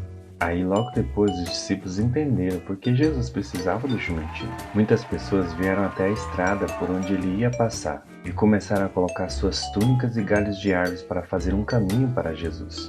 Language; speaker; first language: Portuguese; native; Portuguese